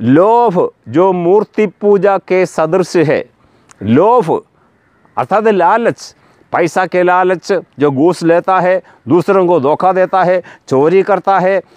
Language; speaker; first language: Hindi; non-native, local second language; Malayalam